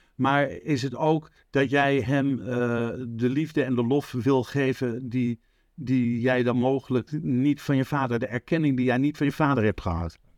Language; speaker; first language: Dutch; native; Dutch